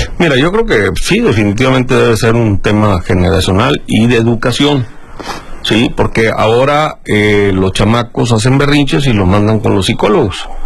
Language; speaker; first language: Spanish; native; Spanish